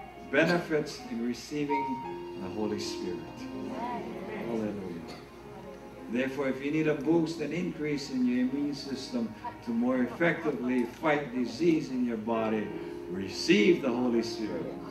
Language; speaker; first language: English; native; English